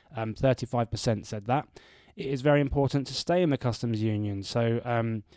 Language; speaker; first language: English; native; English